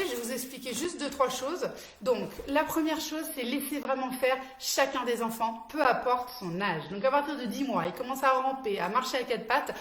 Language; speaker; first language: French; native; French